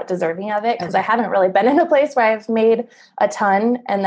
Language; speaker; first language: English; native; English